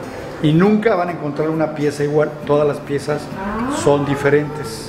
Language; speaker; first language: Spanish; native; Spanish